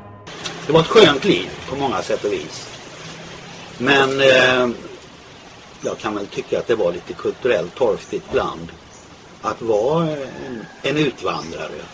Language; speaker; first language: Swedish; native; Swedish